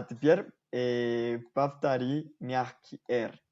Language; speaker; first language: Russian; non-native, fluent; Spanish